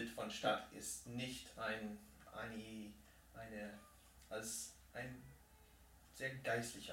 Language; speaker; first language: German; non-native, fluent; English